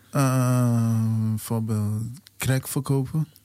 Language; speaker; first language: Dutch; native; Dutch